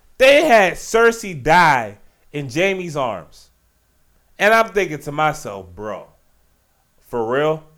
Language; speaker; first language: English; native; English